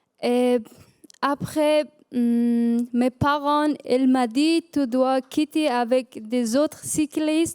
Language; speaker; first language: French; non-native, learner; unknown